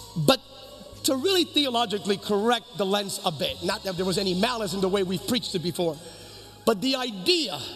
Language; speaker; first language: English; early bilingual, other home language; Spanish